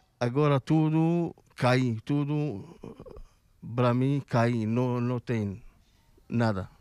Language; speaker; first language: Portuguese; non-native, learner; Arabic